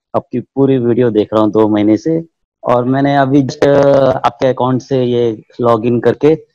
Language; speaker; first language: Hindi; non-native, local second language; Marathi